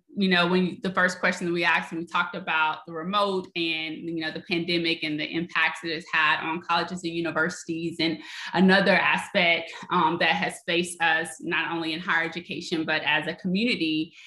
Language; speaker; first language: English; native; English